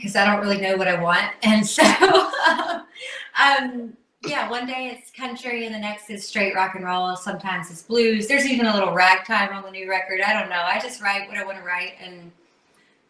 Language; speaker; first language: English; native; English